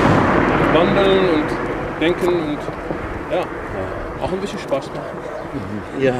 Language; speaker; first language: German; non-native, learner; Dutch